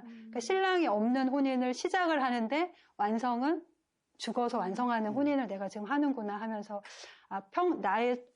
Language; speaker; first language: Korean; native; Korean